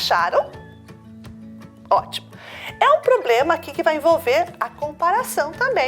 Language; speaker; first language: Portuguese; native; Portuguese